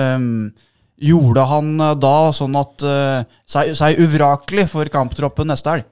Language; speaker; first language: Norwegian; native; Norwegian